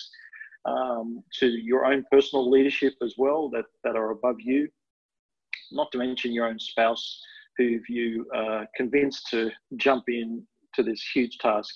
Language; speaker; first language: English; native; English